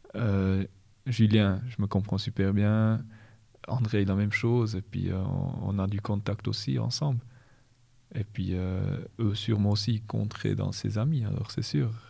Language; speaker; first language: French; non-native, local second language; German